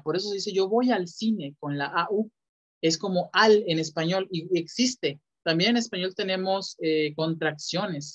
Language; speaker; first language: Spanish; native; Spanish